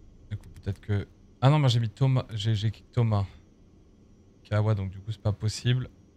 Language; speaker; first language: French; native; French